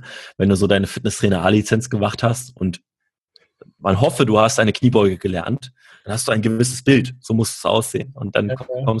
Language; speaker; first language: German; native; German